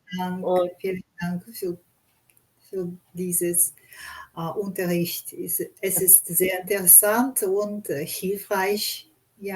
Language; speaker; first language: German; non-native, learner; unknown